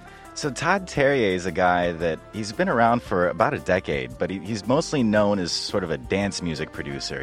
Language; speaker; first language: English; native; English